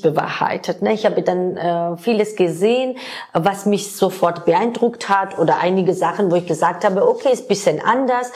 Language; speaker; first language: German; non-native, fluent; Georgian